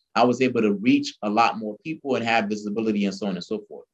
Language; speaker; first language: English; early bilingual, other home language; Haitian Creole